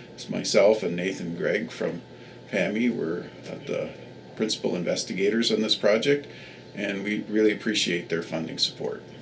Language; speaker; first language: English; native; English